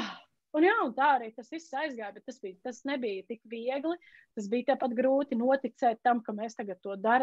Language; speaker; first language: Latvian; native; Latvian